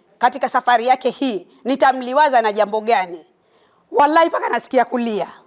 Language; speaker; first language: Swahili; native; Swahili